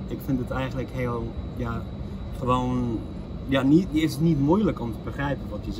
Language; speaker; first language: Dutch; non-native, fluent; English